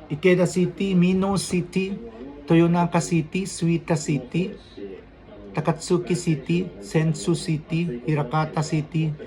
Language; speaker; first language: English; non-native, local second language; Filipino